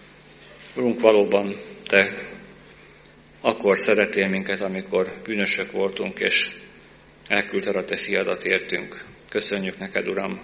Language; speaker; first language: Hungarian; native; Hungarian